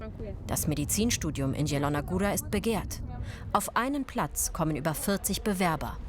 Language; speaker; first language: German; native; German